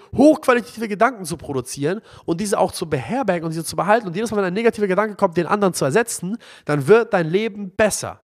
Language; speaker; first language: German; non-native, fluent; Arabic